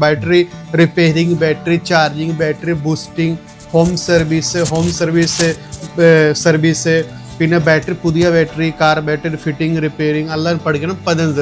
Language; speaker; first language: Malayalam; non-native, learner; Hindi